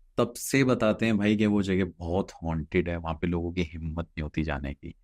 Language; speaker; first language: Hindi; native; Hindi